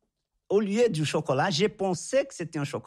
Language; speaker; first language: French; non-native, fluent; Portuguese